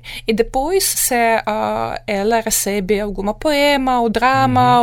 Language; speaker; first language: Portuguese; non-native, fluent; Ukrainian